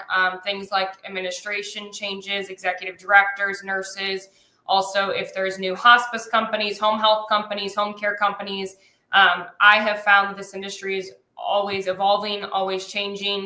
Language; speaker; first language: English; native; English